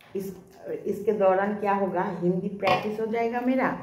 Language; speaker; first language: Hindi; non-native, local second language; Bangla